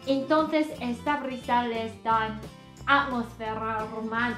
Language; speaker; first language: Spanish; non-native, learner; Korean